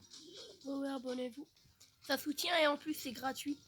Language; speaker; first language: French; native; French